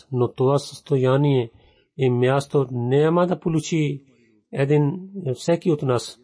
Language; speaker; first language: Bulgarian; non-native, fluent; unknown